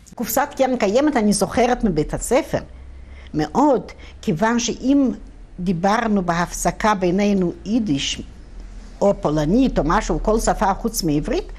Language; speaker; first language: Hebrew; non-native, fluent; Yiddish